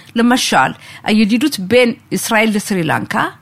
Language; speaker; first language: Hebrew; non-native, fluent; Amharic